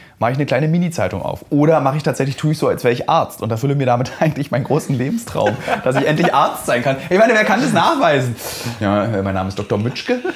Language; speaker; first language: German; native; German